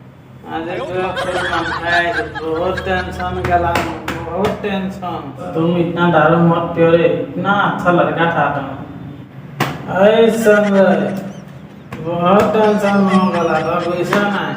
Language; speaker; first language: Hindi; non-native, local second language; Assamese